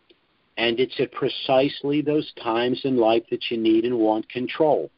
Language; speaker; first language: English; native; English